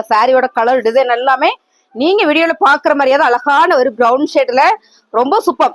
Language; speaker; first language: Tamil; native; Tamil